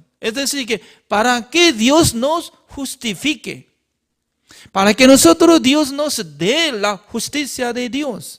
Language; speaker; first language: Spanish; non-native, learner; Korean